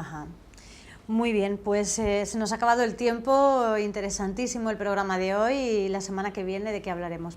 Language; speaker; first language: Spanish; native; Spanish